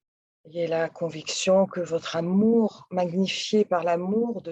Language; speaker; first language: French; native; French